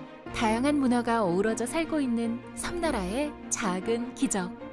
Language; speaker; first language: Korean; native; Korean